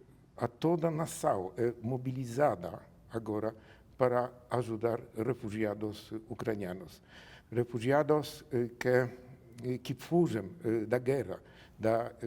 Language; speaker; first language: Portuguese; non-native, learner; Polish